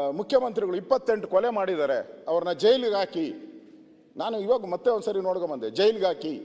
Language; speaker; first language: Kannada; native; Kannada